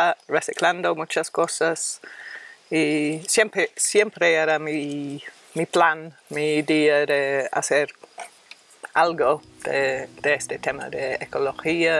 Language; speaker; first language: Spanish; non-native, fluent; English